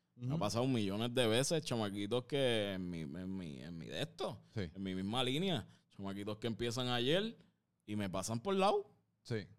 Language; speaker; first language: Spanish; native; Spanish